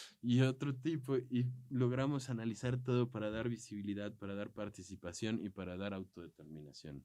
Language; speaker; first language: Spanish; native; Spanish